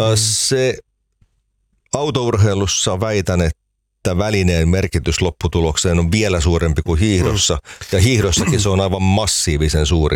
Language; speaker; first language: Finnish; native; Finnish